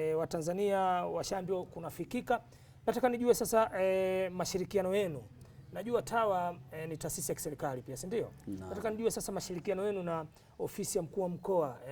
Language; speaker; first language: Swahili; native; Swahili